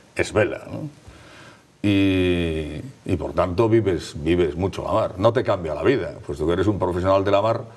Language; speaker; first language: Spanish; native; Spanish